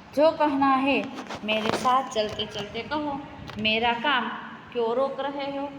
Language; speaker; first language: Hindi; non-native, local second language; Gujarati